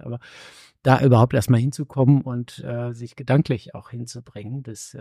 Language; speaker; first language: German; native; German